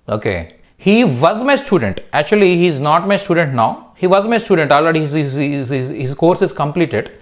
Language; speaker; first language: English; non-native, local second language; Telugu